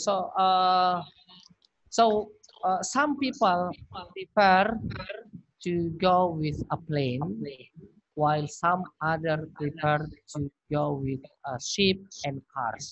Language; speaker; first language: English; non-native, fluent; Indonesian